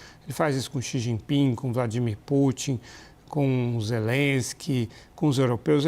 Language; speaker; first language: Portuguese; native; Portuguese